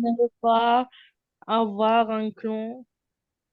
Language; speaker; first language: French; non-native, learner; Uzbek